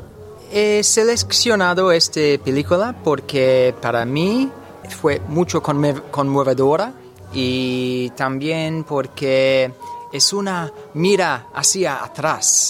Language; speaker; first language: Spanish; non-native, learner; English